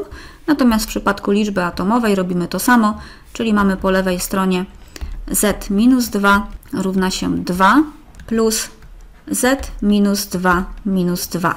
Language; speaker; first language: Polish; native; Polish